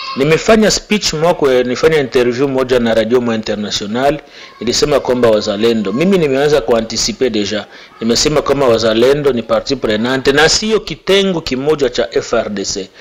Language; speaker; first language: Swahili; native; Swahili